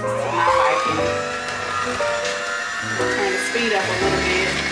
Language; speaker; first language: English; native; English